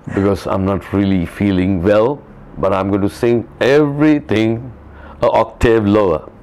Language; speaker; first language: English; non-native, local second language; Sinhala